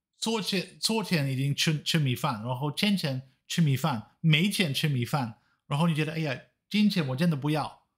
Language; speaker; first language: Chinese; non-native, fluent; Dutch